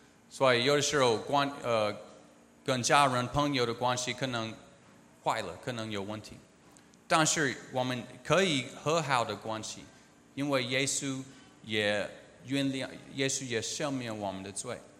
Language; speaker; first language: Chinese; non-native, learner; English